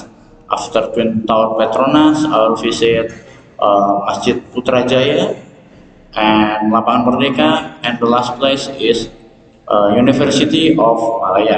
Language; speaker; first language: English; non-native, learner; Indonesian